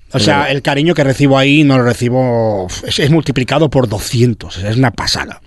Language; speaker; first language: Catalan; non-native, local second language; Spanish